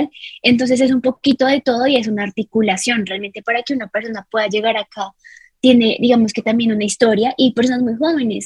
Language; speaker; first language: Spanish; native; Spanish